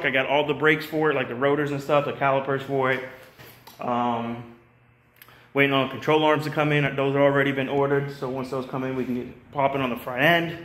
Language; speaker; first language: English; native; English